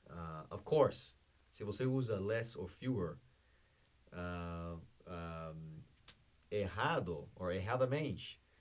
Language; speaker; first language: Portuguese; non-native, fluent; English